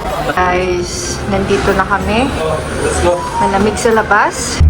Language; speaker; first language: Filipino; native; Filipino